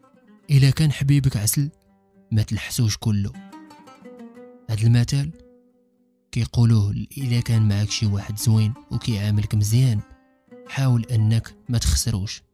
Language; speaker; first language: Arabic; native; Arabic